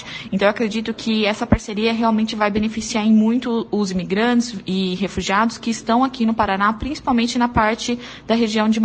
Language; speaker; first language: Portuguese; native; Portuguese